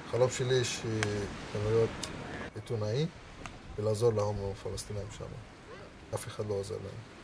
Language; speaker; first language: Hebrew; non-native, local second language; Arabic